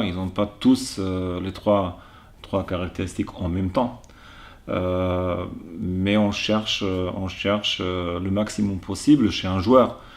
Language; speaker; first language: French; non-native, fluent; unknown